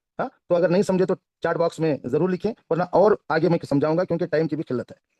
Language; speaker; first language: Hindi; non-native, local second language; Kannada